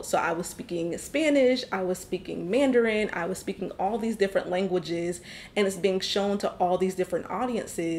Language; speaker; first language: English; native; English